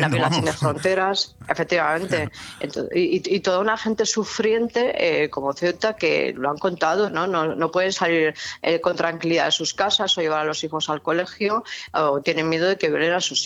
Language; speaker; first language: Spanish; native; Spanish